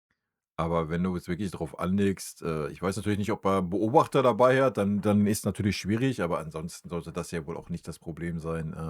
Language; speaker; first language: German; native; German